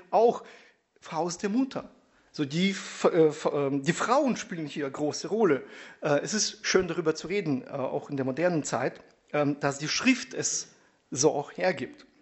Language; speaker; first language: German; non-native, fluent; Russian